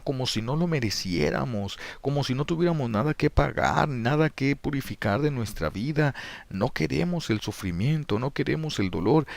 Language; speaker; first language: Spanish; native; Spanish